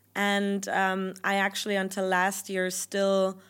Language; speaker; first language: English; non-native, fluent; German